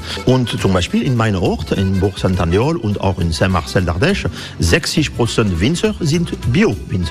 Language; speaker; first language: German; non-native, fluent; French